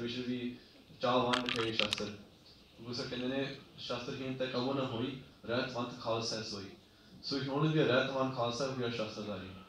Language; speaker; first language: Punjabi; early bilingual, heritage; Punjabi